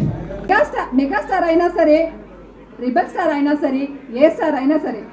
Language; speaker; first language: Telugu; native; Telugu